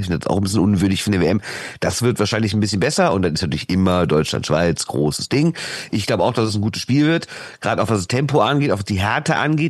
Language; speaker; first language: German; native; German